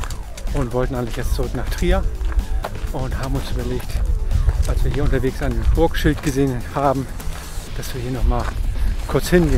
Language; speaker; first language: German; native; German